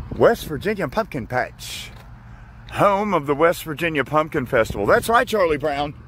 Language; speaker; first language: English; native; English